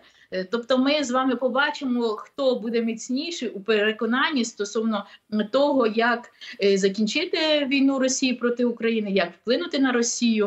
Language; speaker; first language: Ukrainian; native; Ukrainian